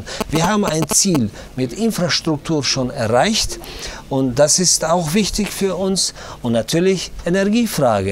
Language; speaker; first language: German; non-native, learner; Tajik